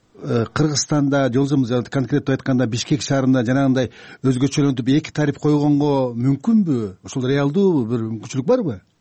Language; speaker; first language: Kyrgyz; native; Kyrgyz